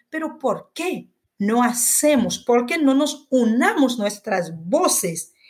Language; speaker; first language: Spanish; non-native, fluent; Haitian Creole